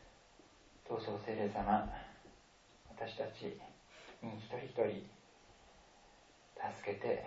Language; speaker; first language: Japanese; non-native, fluent; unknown